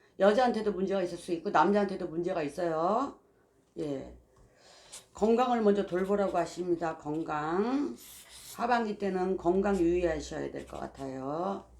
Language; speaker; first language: Korean; native; Korean